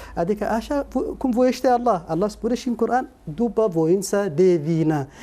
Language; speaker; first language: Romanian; non-native, fluent; Arabic